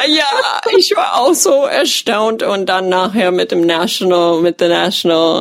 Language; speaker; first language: German; non-native, fluent; English